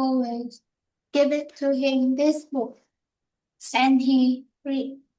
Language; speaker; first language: English; non-native, learner; Vietnamese